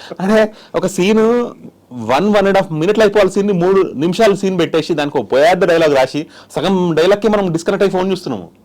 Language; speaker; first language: Telugu; native; Telugu